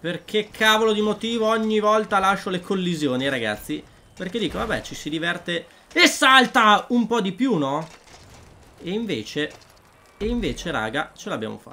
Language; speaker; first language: Italian; native; Italian